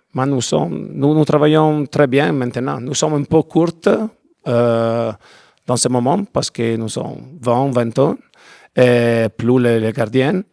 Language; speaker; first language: French; non-native, learner; Italian